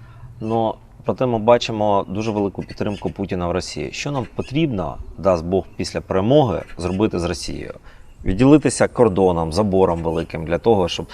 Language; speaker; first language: Ukrainian; native; Ukrainian